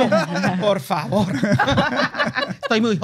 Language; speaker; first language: Spanish; early bilingual, heritage; Spanish